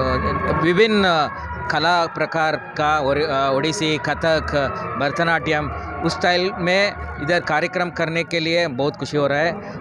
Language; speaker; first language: Hindi; non-native, local second language; Kannada